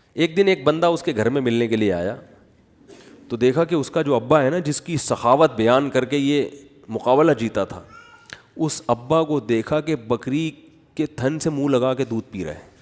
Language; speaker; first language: Urdu; native; Urdu